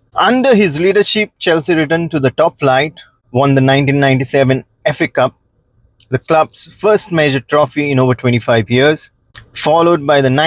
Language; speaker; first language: English; non-native, local second language; Konkani